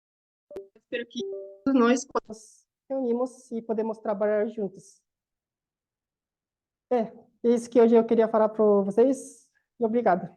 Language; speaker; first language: Portuguese; non-native, learner; Korean